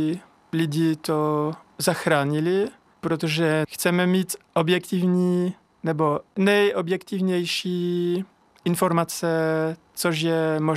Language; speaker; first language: Czech; non-native, learner; French